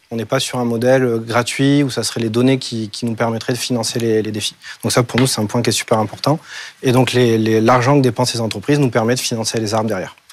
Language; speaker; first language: French; native; French